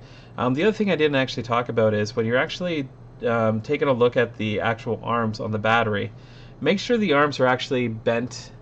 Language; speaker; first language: English; native; English